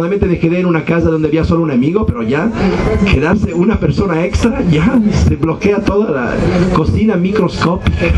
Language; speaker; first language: Spanish; non-native, fluent; Italian